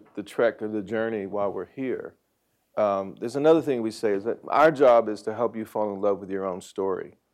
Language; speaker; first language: English; native; English